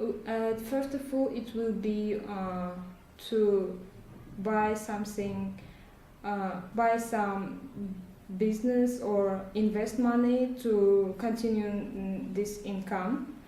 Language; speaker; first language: English; non-native, learner; Russian